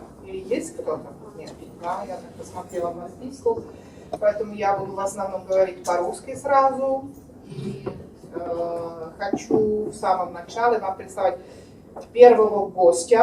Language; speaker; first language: Russian; non-native, fluent; Czech